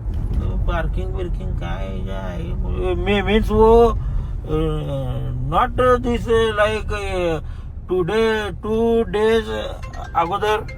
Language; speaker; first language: English; non-native, learner; Marathi